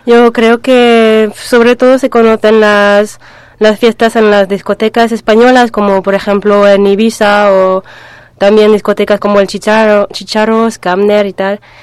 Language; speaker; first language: Spanish; non-native, fluent; French